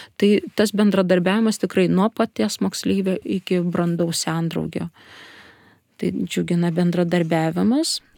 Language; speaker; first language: Lithuanian; native; Lithuanian